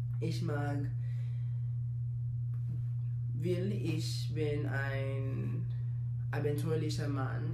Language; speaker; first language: German; non-native, learner; Spanish